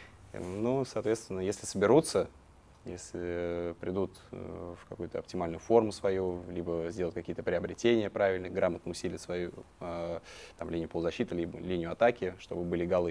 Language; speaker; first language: Russian; native; Russian